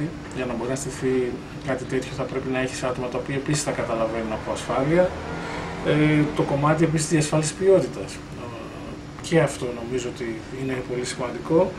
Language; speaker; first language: Greek; native; Greek